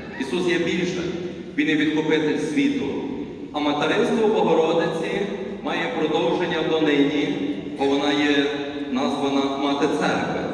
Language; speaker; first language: Ukrainian; native; Ukrainian